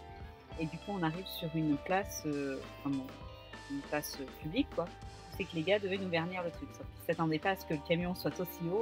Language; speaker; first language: French; native; French